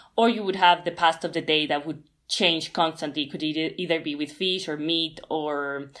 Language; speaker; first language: English; non-native, fluent; Spanish